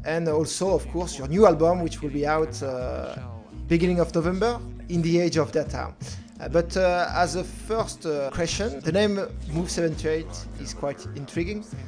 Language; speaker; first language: English; non-native, fluent; French